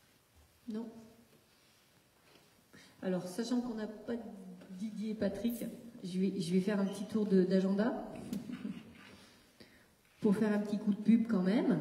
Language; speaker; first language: French; native; French